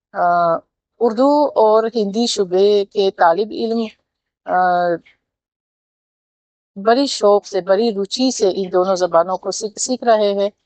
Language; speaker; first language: Hindi; non-native, fluent; Tajik